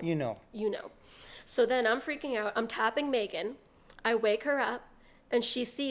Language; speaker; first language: English; native; English